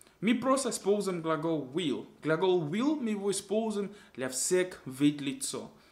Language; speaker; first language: Russian; non-native, fluent; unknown